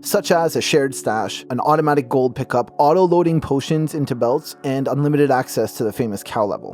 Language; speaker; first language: English; native; English